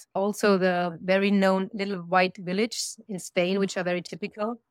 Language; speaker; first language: English; non-native, fluent; German